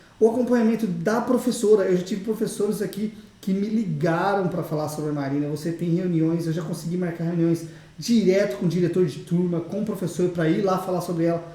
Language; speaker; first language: Portuguese; native; Portuguese